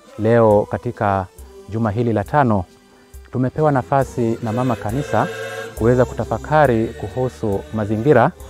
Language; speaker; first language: Swahili; non-native, local second language; Luyia